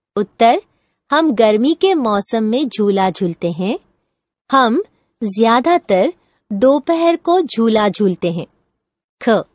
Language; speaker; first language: Hindi; non-native, local second language; Gujarati